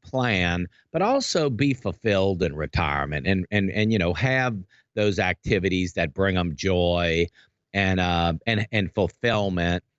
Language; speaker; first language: English; native; English